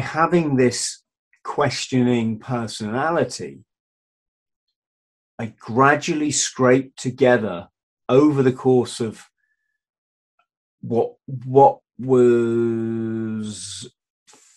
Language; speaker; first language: English; native; English